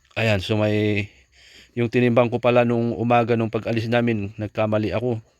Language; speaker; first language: Filipino; native; Filipino